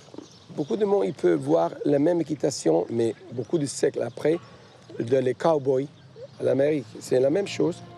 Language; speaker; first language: French; non-native, fluent; Spanish